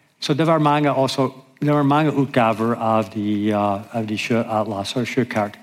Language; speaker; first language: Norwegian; non-native, fluent; English